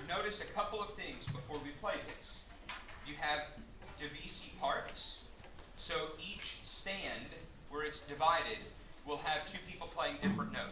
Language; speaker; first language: English; native; English